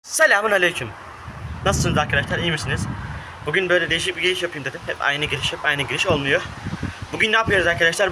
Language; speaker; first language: Turkish; native; Turkish